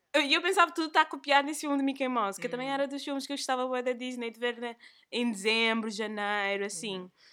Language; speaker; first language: Portuguese; non-native, local second language; Kabuverdianu